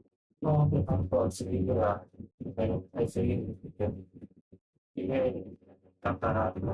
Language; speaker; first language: Japanese; non-native, fluent; Vietnamese